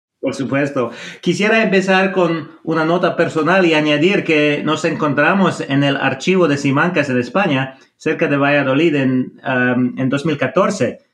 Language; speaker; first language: Spanish; non-native, fluent; English